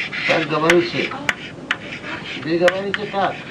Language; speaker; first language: Russian; non-native, learner; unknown